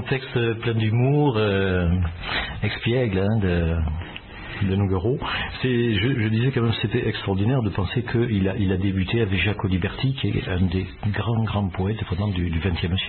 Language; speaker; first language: French; native; French